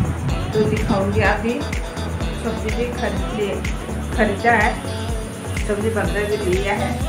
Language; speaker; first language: Hindi; non-native, local second language; Bangla